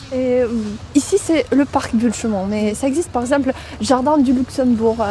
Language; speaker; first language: French; non-native, fluent; Russian